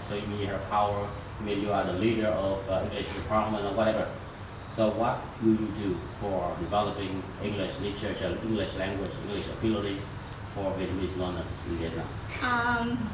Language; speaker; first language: English; non-native, fluent; Vietnamese